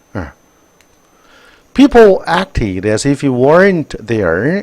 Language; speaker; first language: English; non-native, fluent; Korean